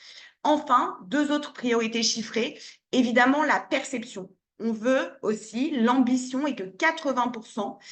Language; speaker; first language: French; native; French